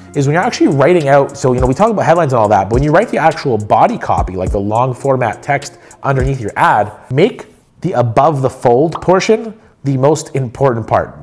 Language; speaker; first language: English; native; English